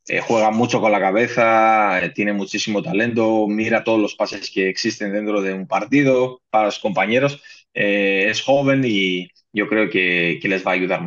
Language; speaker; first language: Spanish; non-native, fluent; Greek